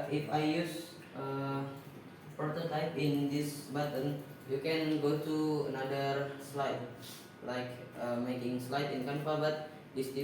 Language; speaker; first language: English; non-native, learner; Indonesian